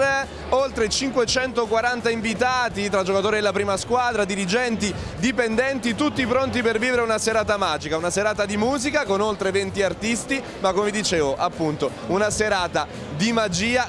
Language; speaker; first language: Italian; native; Italian